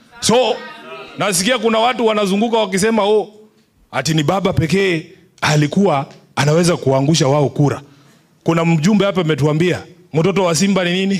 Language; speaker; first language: Swahili; native; Swahili